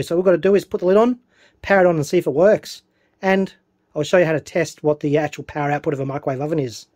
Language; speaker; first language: English; native; English